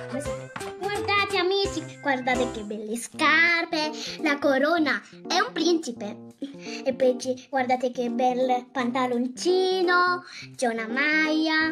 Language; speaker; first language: Italian; early bilingual, other home language; Spanish